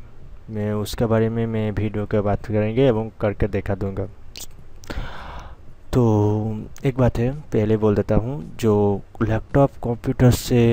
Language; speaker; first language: Hindi; non-native, local second language; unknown